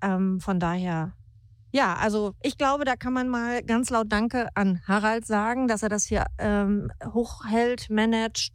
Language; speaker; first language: German; native; German